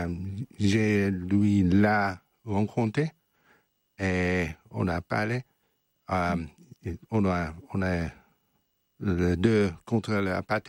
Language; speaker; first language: French; non-native, learner; English